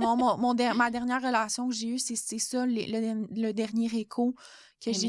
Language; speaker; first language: French; native; French